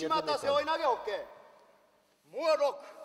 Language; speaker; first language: English; non-native, learner; Japanese